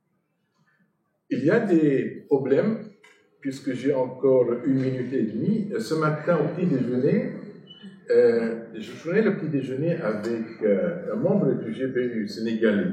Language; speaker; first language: French; non-native, fluent; Arabic